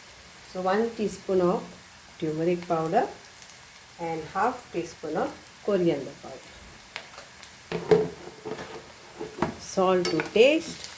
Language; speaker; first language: English; non-native, local second language; Konkani